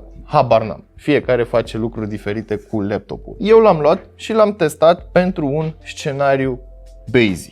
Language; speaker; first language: Romanian; native; Romanian